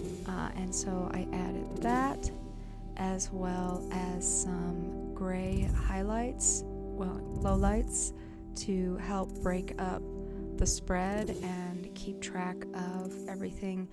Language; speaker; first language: English; native; English